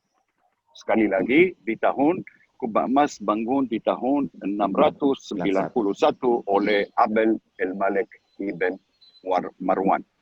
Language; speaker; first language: Indonesian; non-native, learner; Hebrew